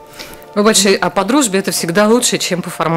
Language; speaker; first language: Russian; native; Russian